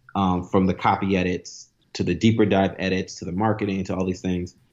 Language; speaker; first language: English; native; English